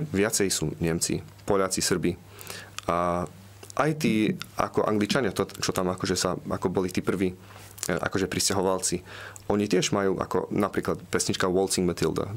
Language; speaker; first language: Slovak; early bilingual, heritage; Slovak